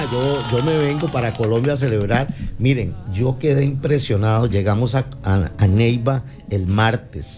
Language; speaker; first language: Spanish; native; Spanish